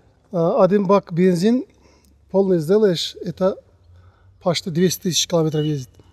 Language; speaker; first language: Russian; non-native, learner; Turkmen